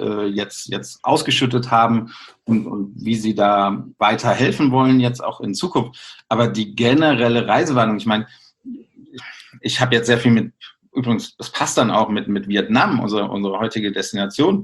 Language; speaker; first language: German; native; German